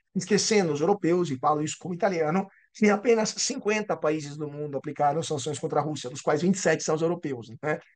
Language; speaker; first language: Portuguese; non-native, fluent; Italian